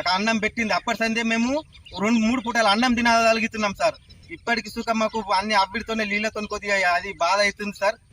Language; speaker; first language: Telugu; native; Telugu